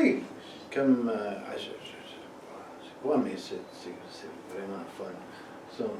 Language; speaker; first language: French; non-native, fluent; English